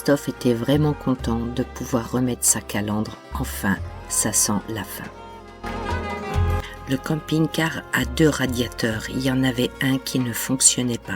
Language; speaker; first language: French; native; French